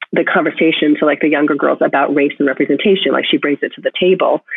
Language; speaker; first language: English; native; English